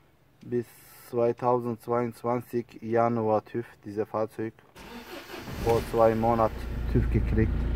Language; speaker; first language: German; non-native, learner; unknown